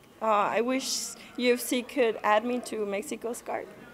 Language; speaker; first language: English; non-native, fluent; Spanish